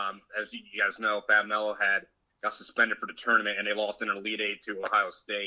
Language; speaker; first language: English; native; English